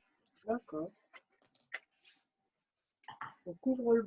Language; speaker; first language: French; native; French